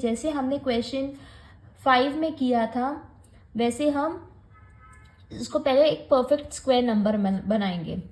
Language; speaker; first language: Hindi; native; Hindi